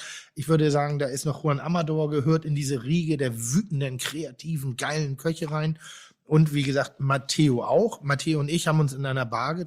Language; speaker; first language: German; native; German